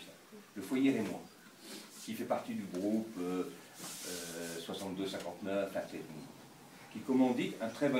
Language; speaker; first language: French; native; French